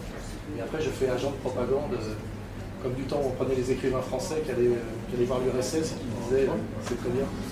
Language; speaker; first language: French; native; French